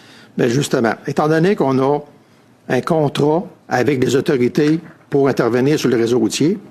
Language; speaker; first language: French; native; French